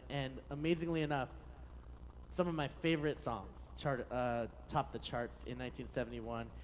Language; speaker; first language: English; native; English